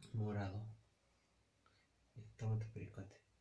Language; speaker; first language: Spanish; native; Spanish